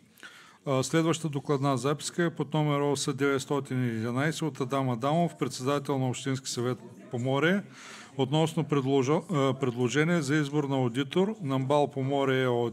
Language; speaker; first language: Bulgarian; native; Bulgarian